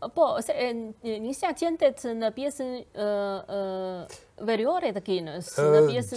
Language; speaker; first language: Albanian; non-native, fluent; Chinese